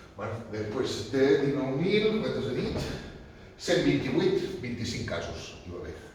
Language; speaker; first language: Catalan; non-native, local second language; Spanish